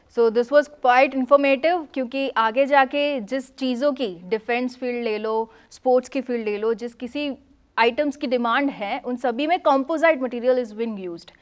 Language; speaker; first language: Hindi; non-native, local second language; Gujarati